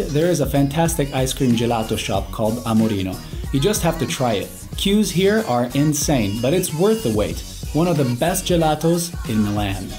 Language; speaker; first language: English; non-native, fluent; Italian